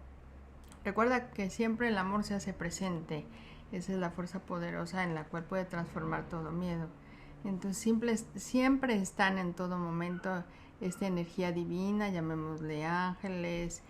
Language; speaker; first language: Spanish; native; Spanish